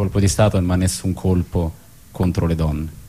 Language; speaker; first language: Italian; native; Italian